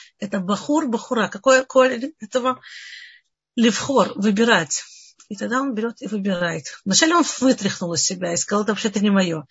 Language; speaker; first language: Russian; early bilingual, heritage; Russian